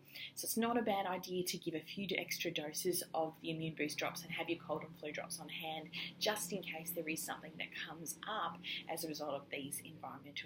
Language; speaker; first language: English; native; English